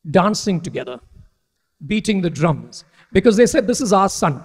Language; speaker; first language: English; non-native, local second language; Malayalam